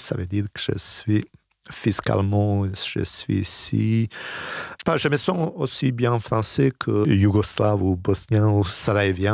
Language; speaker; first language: French; non-native, fluent; Bosnian